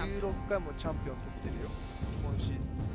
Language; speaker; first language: Japanese; native; Japanese